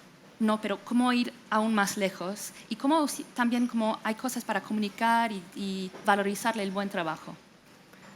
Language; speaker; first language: Spanish; non-native, fluent; English